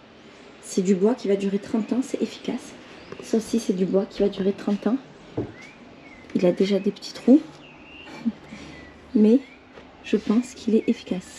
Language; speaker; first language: French; native; French